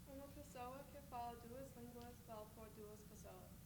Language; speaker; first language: Portuguese; non-native, learner; English